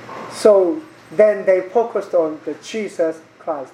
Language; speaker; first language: English; non-native, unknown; Korean